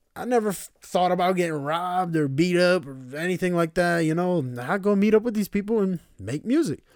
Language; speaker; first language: English; native; English